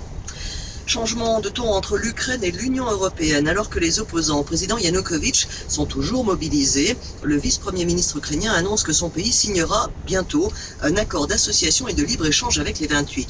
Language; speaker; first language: French; native; French